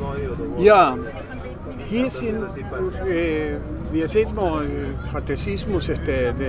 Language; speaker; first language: German; early bilingual, heritage; German